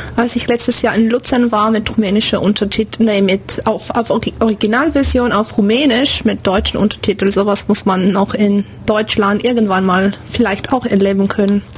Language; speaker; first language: German; non-native, fluent; Romanian